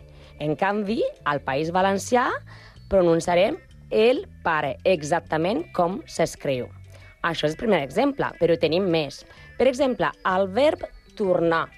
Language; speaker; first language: Catalan; non-native, learner; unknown